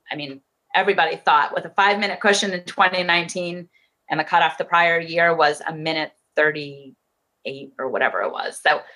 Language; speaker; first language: English; native; English